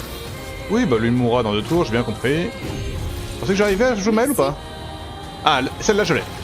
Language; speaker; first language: French; native; French